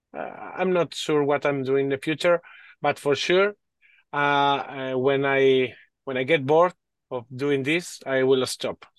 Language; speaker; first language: English; non-native, learner; Spanish